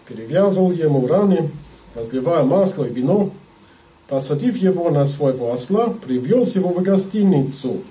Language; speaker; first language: Russian; non-native, learner; English